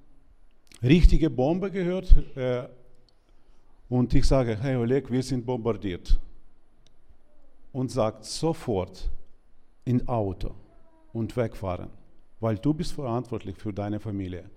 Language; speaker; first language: German; non-native, learner; Ukrainian